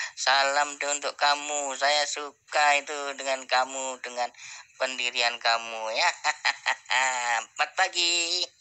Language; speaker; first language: Indonesian; non-native, local second language; Javanese